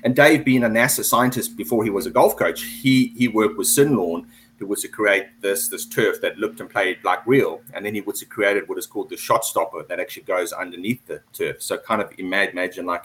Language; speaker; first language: English; native; English